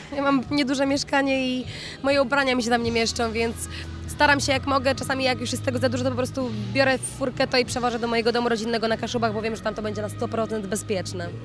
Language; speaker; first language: Polish; native; Polish